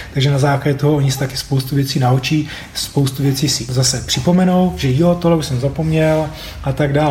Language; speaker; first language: Czech; native; Czech